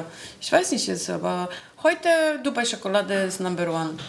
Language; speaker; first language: German; non-native, learner; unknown